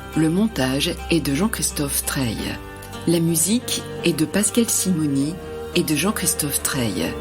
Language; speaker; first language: French; native; French